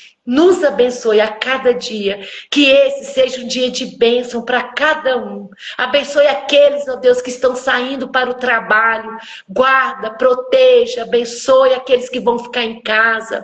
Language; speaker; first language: Portuguese; native; Portuguese